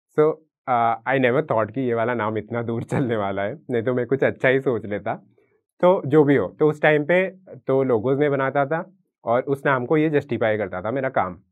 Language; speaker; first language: Hindi; non-native, local second language; Odia